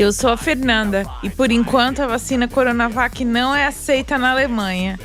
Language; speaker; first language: Portuguese; native; Portuguese